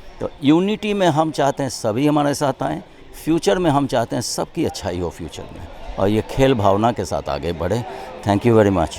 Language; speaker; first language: Hindi; native; Hindi